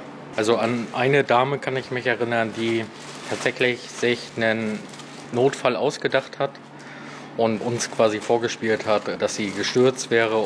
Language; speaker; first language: German; native; German